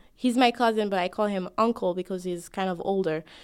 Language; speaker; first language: English; non-native, fluent; Haitian Creole